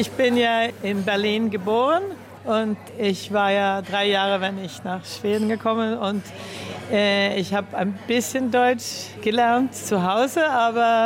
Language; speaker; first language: German; early bilingual, heritage; Swedish